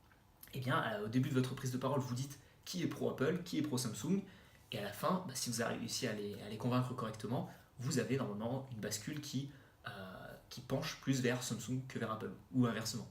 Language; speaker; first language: French; native; French